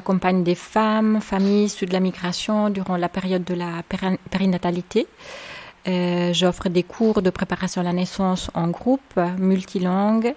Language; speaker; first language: French; native; French